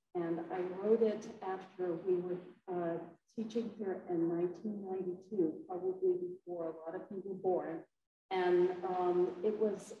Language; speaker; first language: English; native; English